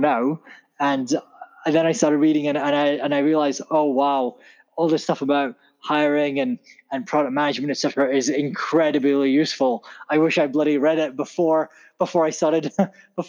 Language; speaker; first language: English; native; English